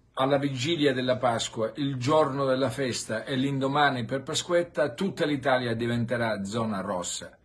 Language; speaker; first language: Italian; native; Italian